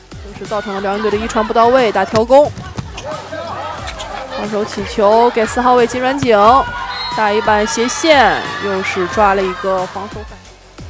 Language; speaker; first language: Chinese; native; Chinese